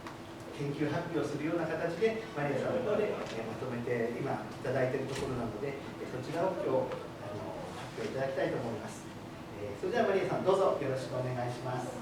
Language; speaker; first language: Japanese; native; Japanese